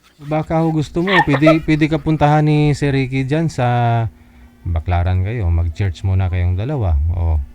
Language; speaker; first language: Filipino; native; Filipino